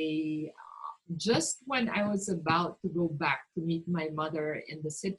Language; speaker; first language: English; non-native, local second language; Cebuano